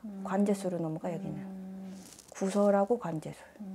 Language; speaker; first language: Korean; native; Korean